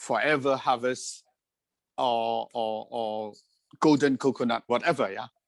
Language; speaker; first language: English; non-native, fluent; Cantonese